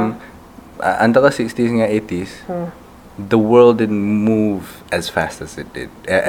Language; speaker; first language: English; non-native, local second language; Malay